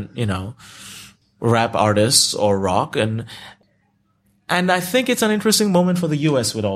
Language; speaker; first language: English; non-native, local second language; Yoruba